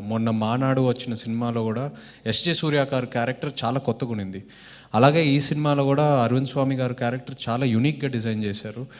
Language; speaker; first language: Telugu; native; Telugu